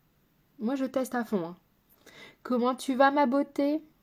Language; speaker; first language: French; native; French